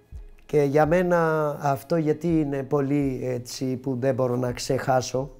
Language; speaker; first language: Greek; non-native, fluent; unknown